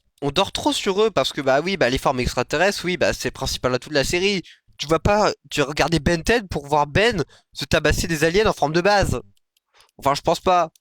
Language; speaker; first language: French; native; French